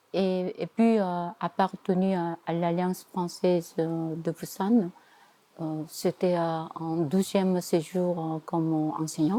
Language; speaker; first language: French; non-native, fluent; Korean